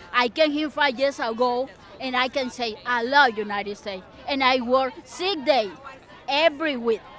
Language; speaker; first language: English; non-native, learner; Spanish